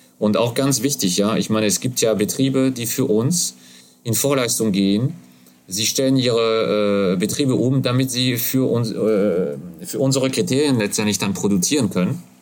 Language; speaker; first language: German; non-native, fluent; French